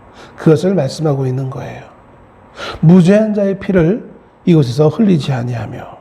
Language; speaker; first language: Korean; native; Korean